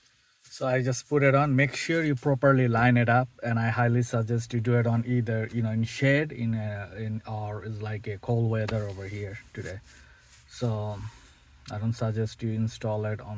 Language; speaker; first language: English; non-native, fluent; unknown